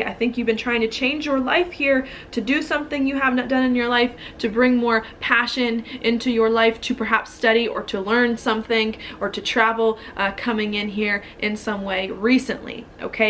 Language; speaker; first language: English; native; English